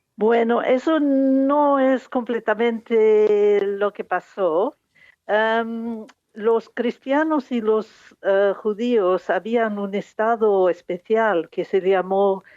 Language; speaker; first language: Spanish; non-native, fluent; English